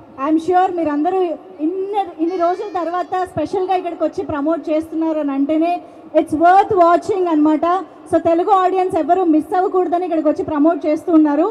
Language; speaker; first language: Telugu; native; Telugu